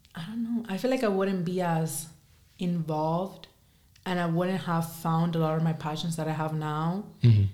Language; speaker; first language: English; early bilingual, other home language; Spanish